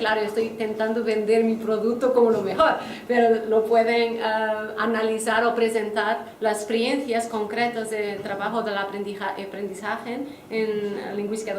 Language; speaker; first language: Spanish; non-native, fluent; Portuguese